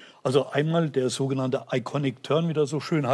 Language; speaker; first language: German; native; German